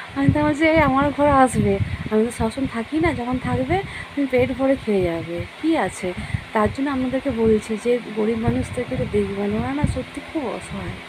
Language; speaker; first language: Bangla; non-native, local second language; Hindi